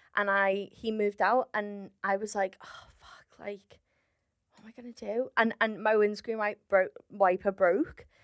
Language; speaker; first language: English; native; English